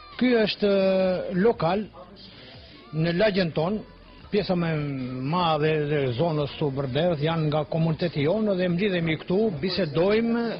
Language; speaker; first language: Albanian; non-native, local second language; Macedonian